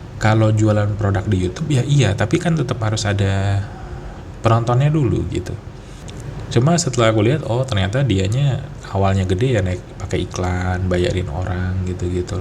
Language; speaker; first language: Indonesian; non-native, local second language; Malay